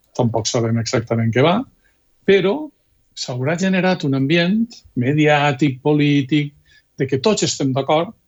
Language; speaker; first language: Catalan; native; Catalan